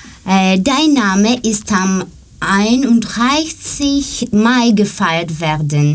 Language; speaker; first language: German; non-native, learner; Greek